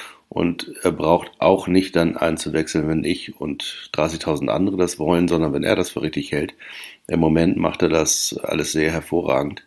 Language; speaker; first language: German; native; German